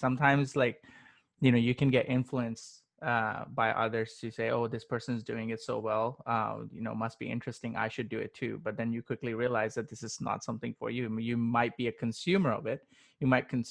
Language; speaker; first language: English; non-native, local second language; Urdu